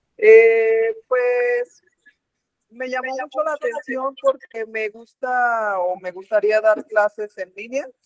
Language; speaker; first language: Spanish; native; Spanish